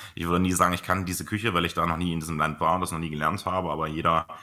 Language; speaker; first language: German; native; German